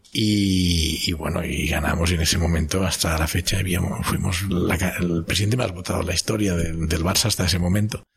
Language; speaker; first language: Spanish; non-native, local second language; Catalan